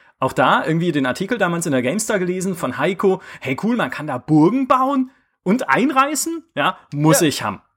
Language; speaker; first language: German; native; German